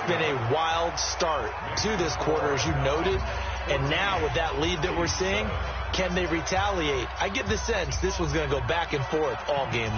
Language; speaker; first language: English; native; English